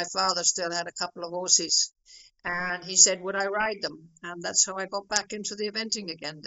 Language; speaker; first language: English; native; English